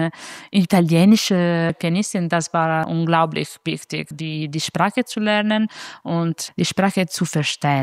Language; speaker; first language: German; non-native, fluent; Italian